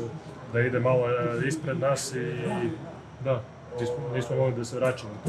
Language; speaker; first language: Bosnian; non-native, fluent; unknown